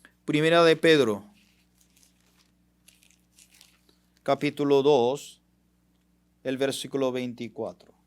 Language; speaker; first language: Spanish; non-native, fluent; Korean